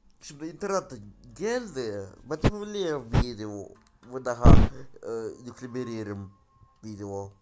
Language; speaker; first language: Turkish; non-native, learner; Russian